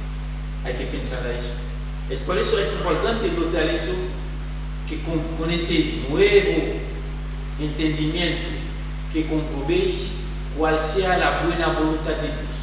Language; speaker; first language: Spanish; non-native, fluent; French